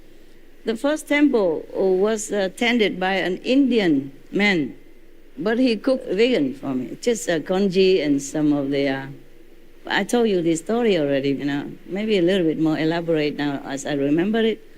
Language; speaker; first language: English; non-native, fluent; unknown